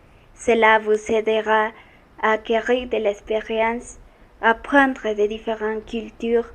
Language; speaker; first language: French; non-native, learner; Spanish